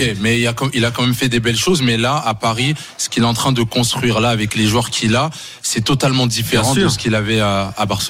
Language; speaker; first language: French; native; French